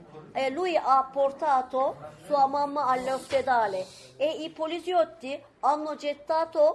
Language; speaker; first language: Italian; non-native, learner; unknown